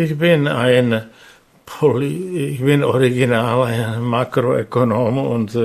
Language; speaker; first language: German; non-native, fluent; Czech